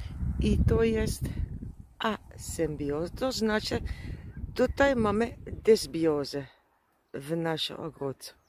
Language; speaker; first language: Polish; non-native, learner; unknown